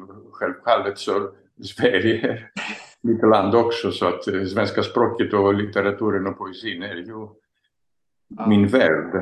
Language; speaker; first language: Swedish; non-native, fluent; Greek